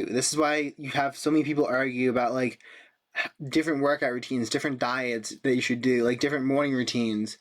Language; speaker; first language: English; native; English